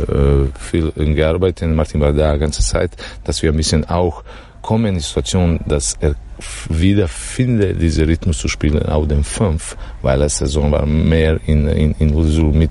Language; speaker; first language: German; non-native, learner; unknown